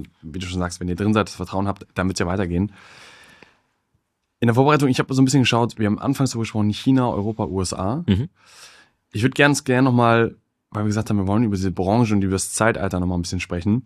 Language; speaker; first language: German; native; German